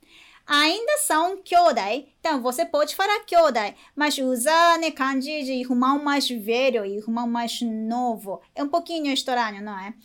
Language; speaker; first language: Portuguese; non-native, fluent; Japanese